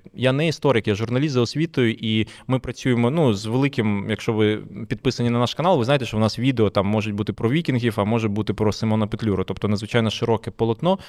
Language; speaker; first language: Ukrainian; non-native, local second language; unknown